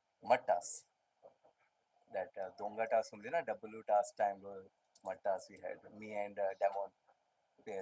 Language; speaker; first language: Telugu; non-native, learner; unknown